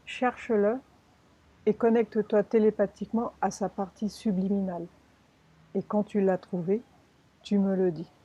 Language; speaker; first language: French; native; French